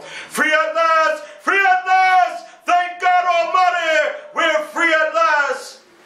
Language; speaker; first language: English; native; English